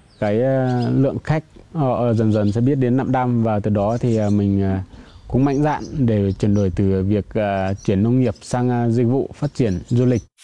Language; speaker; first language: Vietnamese; non-native, local second language; Iu Mien